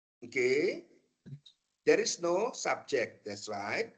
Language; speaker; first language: English; non-native, fluent; Indonesian